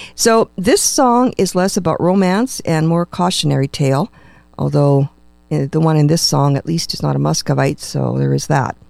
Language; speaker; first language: English; native; English